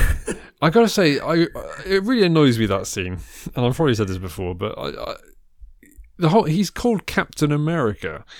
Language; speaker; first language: English; native; English